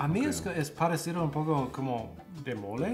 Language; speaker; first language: Spanish; non-native, fluent; English